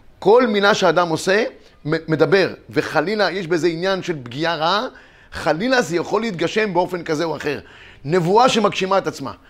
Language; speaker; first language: Hebrew; native; Hebrew